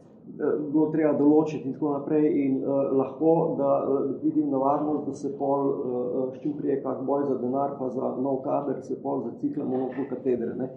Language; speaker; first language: Slovenian; native; Slovenian